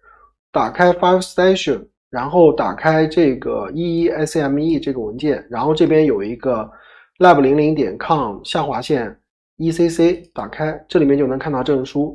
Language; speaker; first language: Chinese; native; Chinese